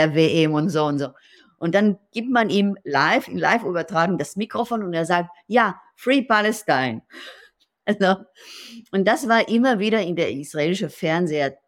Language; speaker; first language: German; non-native, fluent; Hebrew